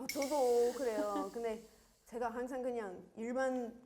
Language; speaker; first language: Korean; non-native, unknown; English